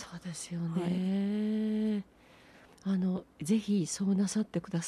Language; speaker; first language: Japanese; native; Japanese